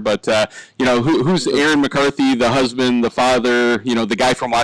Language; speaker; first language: English; native; English